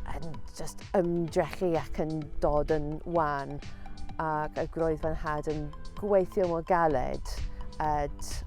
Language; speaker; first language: Welsh; non-native, fluent; English